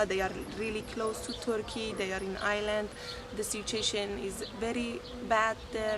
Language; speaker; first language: English; non-native, fluent; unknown